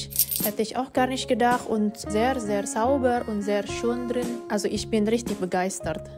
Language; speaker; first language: German; non-native, fluent; Indonesian